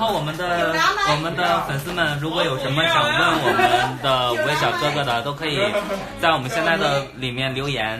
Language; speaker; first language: Chinese; native; Chinese